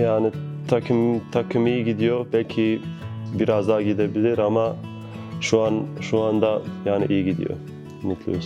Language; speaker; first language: Turkish; non-native, fluent; Bosnian